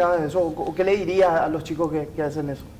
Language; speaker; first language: Spanish; native; Spanish